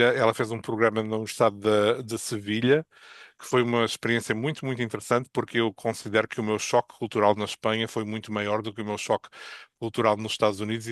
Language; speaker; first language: Portuguese; native; Portuguese